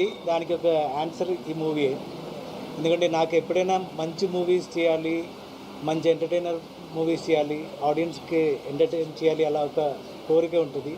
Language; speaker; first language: Telugu; non-native, learner; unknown